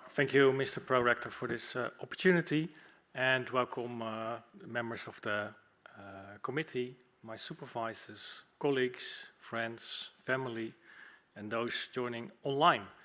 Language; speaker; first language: English; non-native, fluent; Dutch